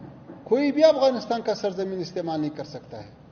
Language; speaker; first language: Hindi; non-native, learner; Pashto